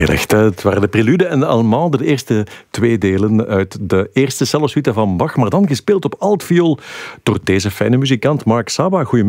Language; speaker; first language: Dutch; native; Dutch